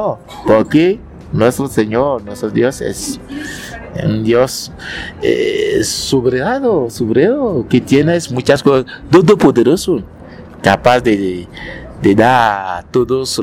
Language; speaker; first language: Spanish; non-native, learner; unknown